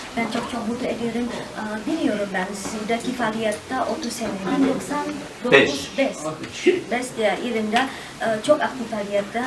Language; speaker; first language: Turkish; non-native, learner; Indonesian